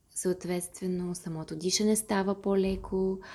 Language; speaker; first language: Bulgarian; non-native, fluent; Russian